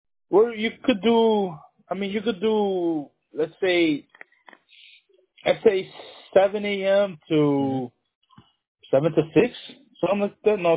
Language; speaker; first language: English; early bilingual, other home language; Spanish